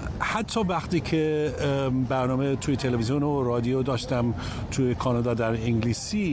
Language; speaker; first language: Persian; early bilingual, heritage; English